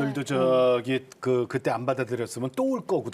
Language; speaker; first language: Korean; native; Korean